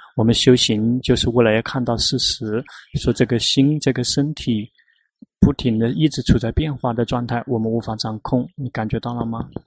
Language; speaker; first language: Chinese; non-native, fluent; Thai